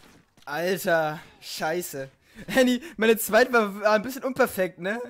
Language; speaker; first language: German; native; German